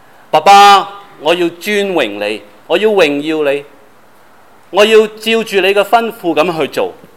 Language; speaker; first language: Cantonese; native; Cantonese